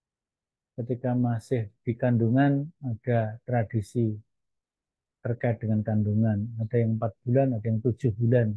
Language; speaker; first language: Indonesian; native; Indonesian